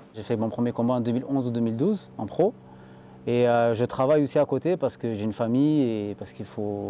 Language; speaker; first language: French; native; French